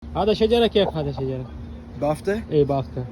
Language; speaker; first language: Arabic; non-native, learner; Bangla